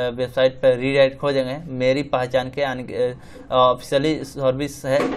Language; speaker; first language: Hindi; native; Hindi